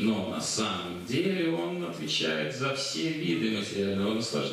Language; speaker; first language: Russian; native; Russian